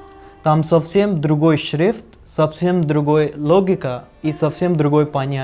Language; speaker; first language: Russian; non-native, learner; Hindi